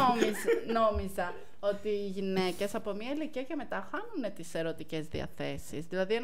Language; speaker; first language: Greek; native; Greek